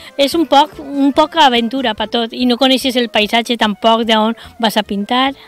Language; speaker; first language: Catalan; native; Catalan